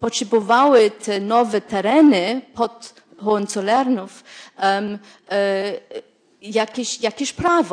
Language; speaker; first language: Polish; non-native, fluent; German